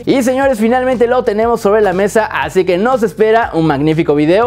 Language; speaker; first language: Spanish; native; Spanish